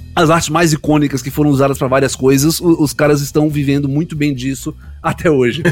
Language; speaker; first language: Portuguese; native; Portuguese